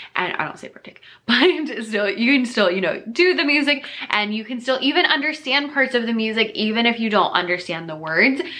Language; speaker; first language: English; native; English